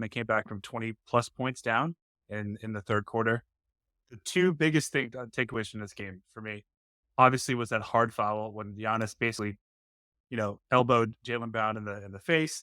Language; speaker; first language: English; native; English